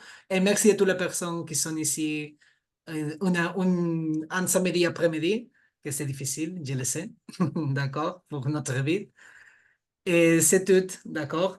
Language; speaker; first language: French; non-native, fluent; Catalan